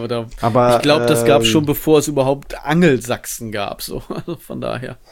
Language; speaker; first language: German; native; German